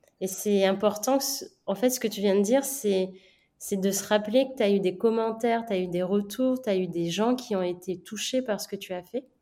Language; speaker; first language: French; native; French